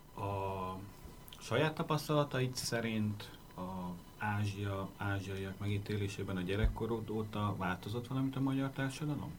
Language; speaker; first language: Hungarian; native; Hungarian